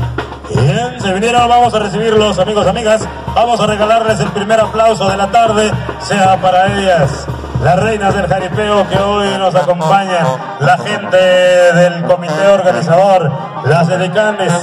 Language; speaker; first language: Spanish; native; Spanish